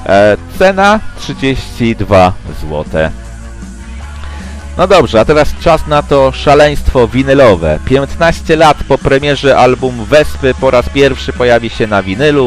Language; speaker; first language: Polish; native; Polish